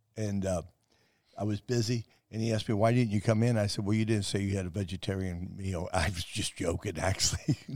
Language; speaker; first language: English; native; English